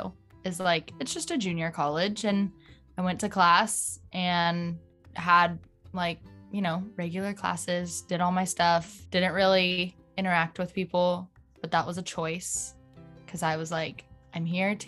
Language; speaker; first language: English; native; English